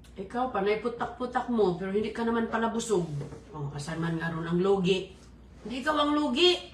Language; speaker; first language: Filipino; non-native, local second language; Cebuano